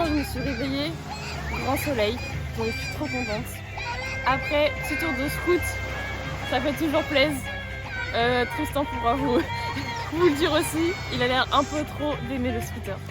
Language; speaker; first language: French; native; French